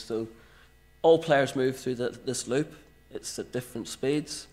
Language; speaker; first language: English; native; English